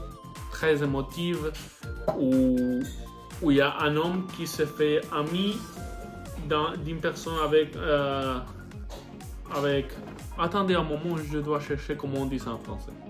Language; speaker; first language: French; non-native, learner; Spanish